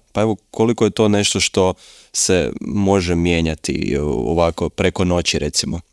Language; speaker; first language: Croatian; native; Croatian